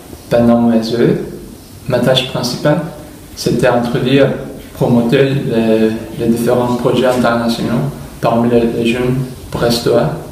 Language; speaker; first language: French; non-native, fluent; Turkish